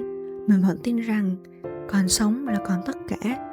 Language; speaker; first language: Vietnamese; native; Vietnamese